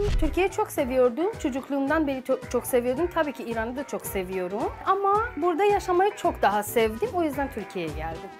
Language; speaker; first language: Turkish; non-native, fluent; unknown